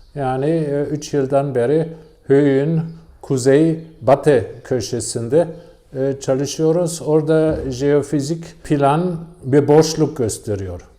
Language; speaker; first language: Turkish; non-native, fluent; German